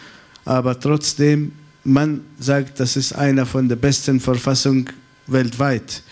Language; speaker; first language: German; non-native, fluent; Arabic